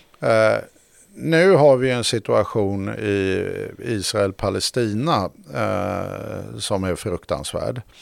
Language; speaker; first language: Swedish; native; Swedish